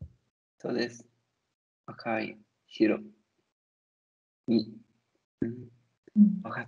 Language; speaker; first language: Japanese; non-native, learner; Italian